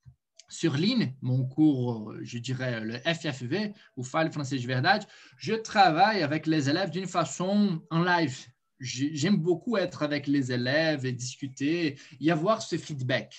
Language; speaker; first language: French; non-native, fluent; Portuguese